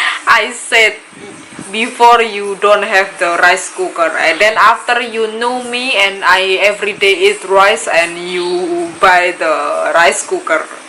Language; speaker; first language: English; non-native, learner; Indonesian